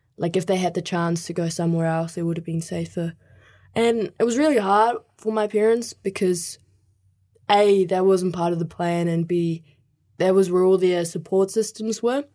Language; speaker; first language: English; early bilingual, other home language; Spanish